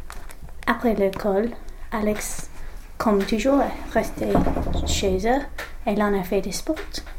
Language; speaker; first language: French; non-native, learner; English